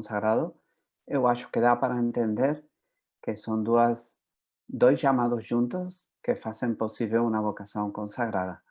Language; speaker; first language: Portuguese; non-native, fluent; Spanish